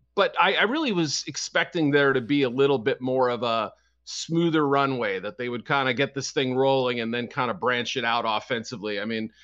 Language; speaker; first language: English; native; English